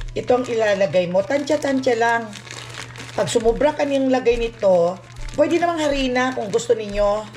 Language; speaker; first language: Filipino; non-native, local second language; Cebuano